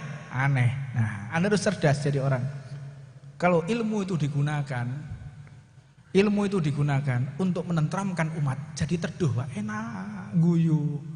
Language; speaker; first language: Indonesian; non-native, local second language; Javanese